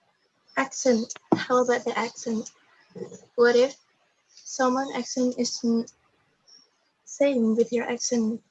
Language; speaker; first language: English; non-native, learner; Indonesian